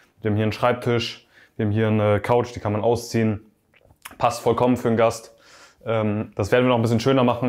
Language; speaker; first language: German; native; German